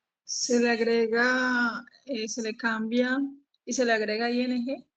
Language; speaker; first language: Spanish; native; Spanish